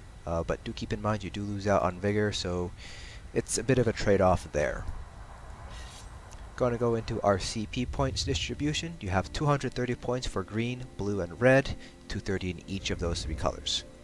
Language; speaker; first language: English; native; English